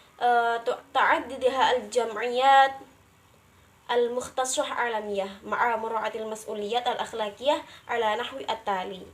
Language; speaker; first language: Arabic; non-native, learner; Indonesian